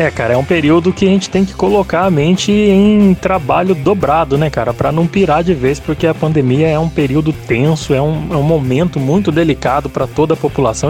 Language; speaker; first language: Portuguese; native; Portuguese